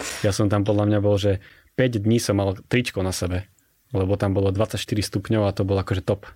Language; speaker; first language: Slovak; native; Slovak